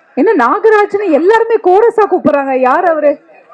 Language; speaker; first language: Tamil; native; Tamil